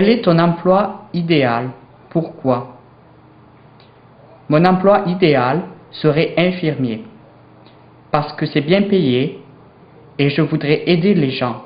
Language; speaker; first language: French; non-native, learner; English